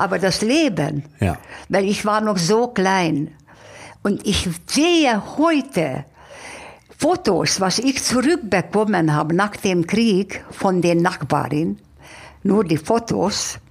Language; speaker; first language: German; non-native, fluent; Hungarian